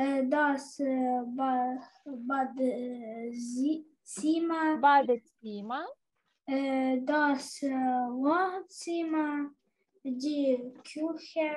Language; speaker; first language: German; non-native, learner; Ukrainian